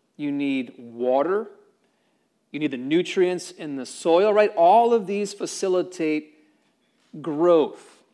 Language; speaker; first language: English; native; English